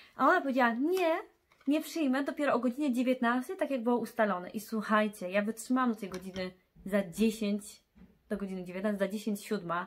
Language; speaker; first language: Polish; native; Polish